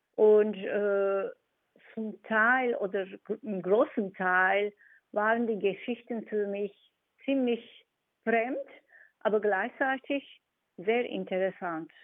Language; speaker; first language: German; non-native, fluent; Turkish